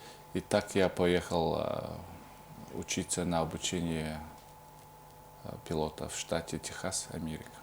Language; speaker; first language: Russian; non-native, fluent; Mongolian